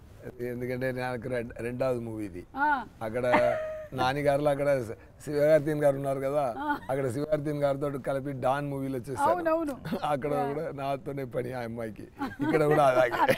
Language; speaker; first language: Telugu; non-native, fluent; Tamil